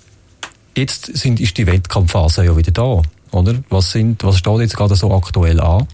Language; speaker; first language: German; native; German